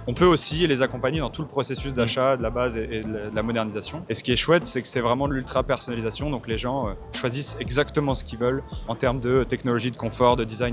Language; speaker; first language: French; native; French